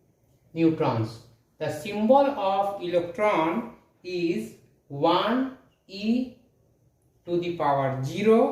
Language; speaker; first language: English; non-native, local second language; Hindi